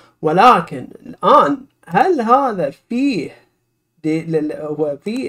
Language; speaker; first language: Arabic; native; Arabic